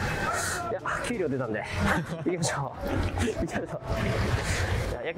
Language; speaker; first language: Japanese; native; Japanese